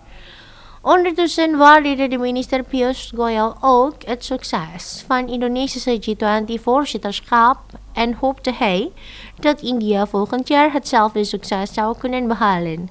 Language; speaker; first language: Dutch; non-native, fluent; Indonesian